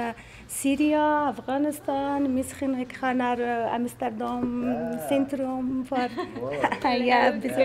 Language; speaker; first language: Dutch; non-native, learner; Persian